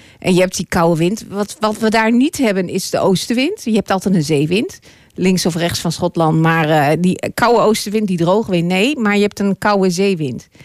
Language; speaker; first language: Dutch; early bilingual, other home language; English